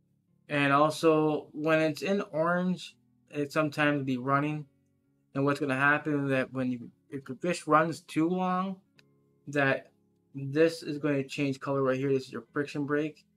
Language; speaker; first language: English; native; English